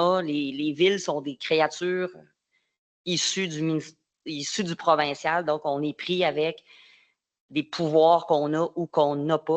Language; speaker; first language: French; native; French